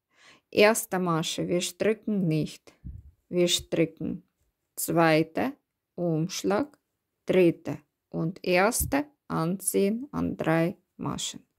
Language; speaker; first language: German; non-native, learner; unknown